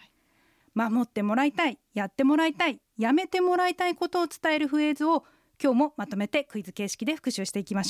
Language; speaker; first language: Japanese; native; Japanese